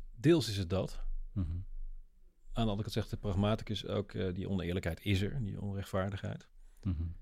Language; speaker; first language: Dutch; native; Dutch